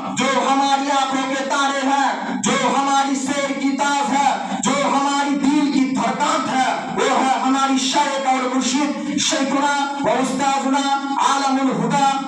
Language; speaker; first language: Urdu; non-native, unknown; Bangla